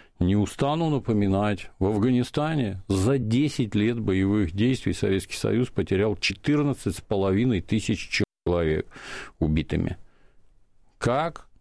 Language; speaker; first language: Russian; native; Russian